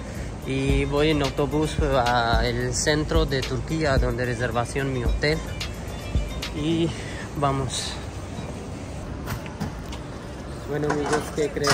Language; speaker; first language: Spanish; non-native, learner; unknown